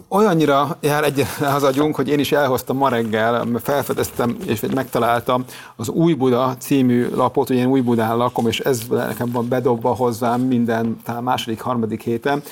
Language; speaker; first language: Hungarian; native; Hungarian